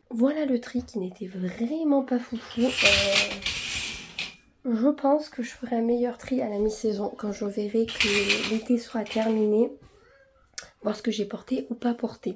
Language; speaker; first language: French; native; French